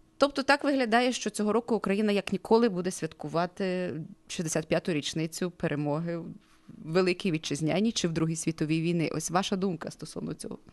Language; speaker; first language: Ukrainian; native; Ukrainian